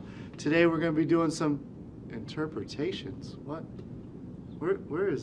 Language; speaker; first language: English; native; English